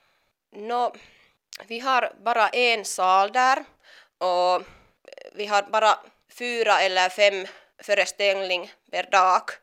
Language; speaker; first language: Swedish; non-native, local second language; Finnish